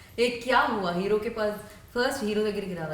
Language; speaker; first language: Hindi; non-native, local second language; Telugu